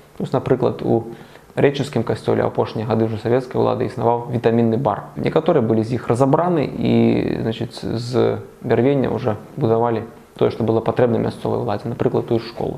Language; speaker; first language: Belarusian; native; Belarusian